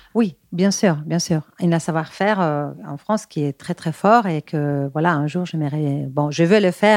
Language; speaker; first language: French; non-native, fluent; Spanish